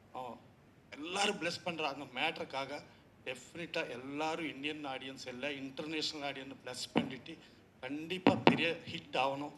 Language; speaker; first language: Tamil; non-native, learner; Telugu